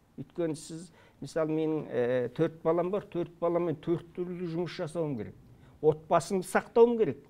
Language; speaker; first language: Kazakh; early bilingual, heritage; Kazakh